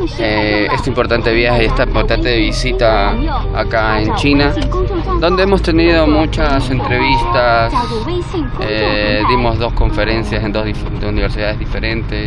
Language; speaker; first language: Spanish; native; Spanish